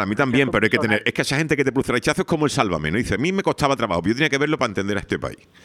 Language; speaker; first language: Spanish; native; Spanish